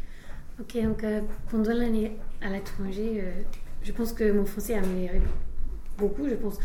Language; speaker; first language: French; non-native, fluent; English